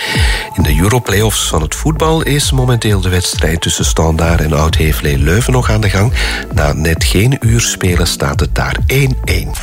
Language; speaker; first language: Dutch; native; Dutch